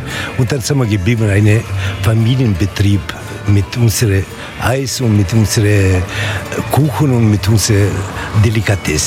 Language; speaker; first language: German; non-native, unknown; Italian